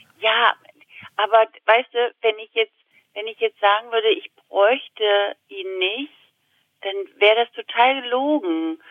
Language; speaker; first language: German; early bilingual, other home language; Italian